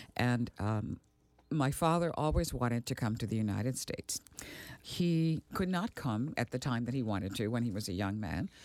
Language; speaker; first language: English; early bilingual, other home language; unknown